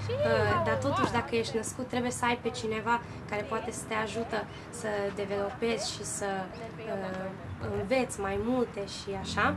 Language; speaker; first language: Romanian; early bilingual, heritage; Romanian